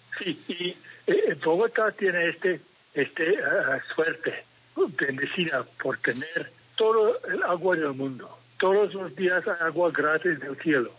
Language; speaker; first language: Spanish; non-native, fluent; English